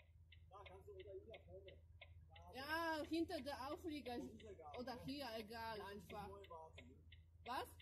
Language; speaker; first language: German; non-native, learner; Polish